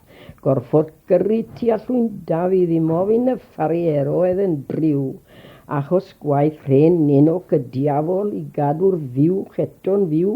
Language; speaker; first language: Welsh; native; Welsh